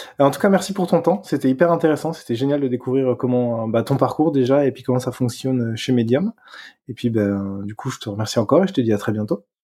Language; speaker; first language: French; native; French